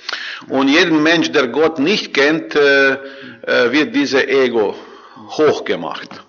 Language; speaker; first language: German; non-native, learner; Croatian